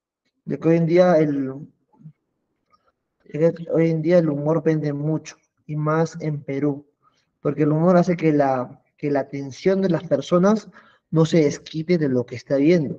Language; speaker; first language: Spanish; native; Spanish